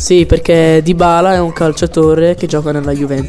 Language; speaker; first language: Italian; native; Italian